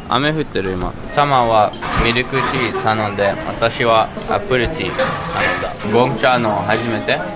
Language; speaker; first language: Japanese; non-native, learner; English